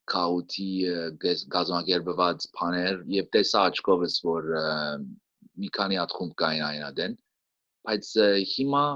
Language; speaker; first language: Armenian; early bilingual, heritage; Armenian